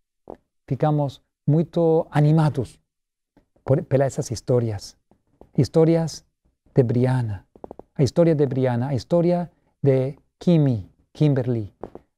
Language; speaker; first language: Portuguese; non-native, learner; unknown